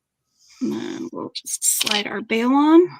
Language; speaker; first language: English; native; English